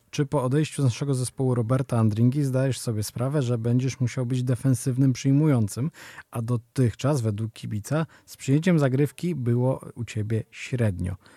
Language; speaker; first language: Polish; native; Polish